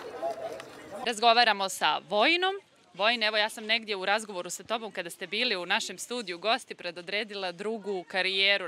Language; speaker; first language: Serbian; native; Serbian